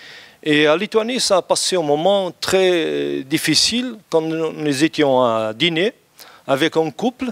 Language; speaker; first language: French; non-native, fluent; Portuguese